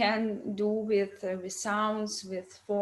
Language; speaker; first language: English; non-native, learner; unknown